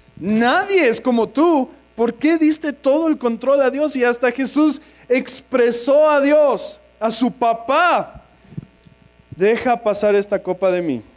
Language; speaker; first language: Spanish; non-native, fluent; English